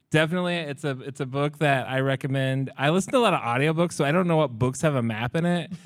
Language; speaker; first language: English; native; English